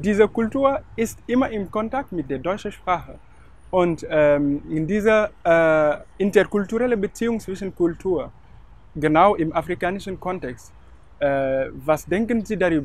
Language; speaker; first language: German; non-native, fluent; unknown